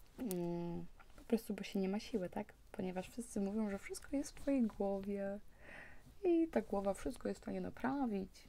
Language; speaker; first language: Polish; early bilingual, heritage; Polish